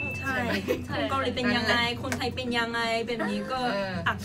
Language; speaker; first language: Thai; non-native, learner; Korean